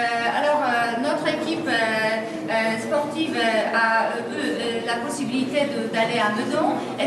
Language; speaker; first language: French; non-native, fluent; Polish